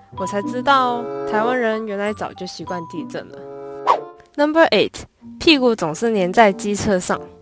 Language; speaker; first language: Chinese; non-native, local second language; Cantonese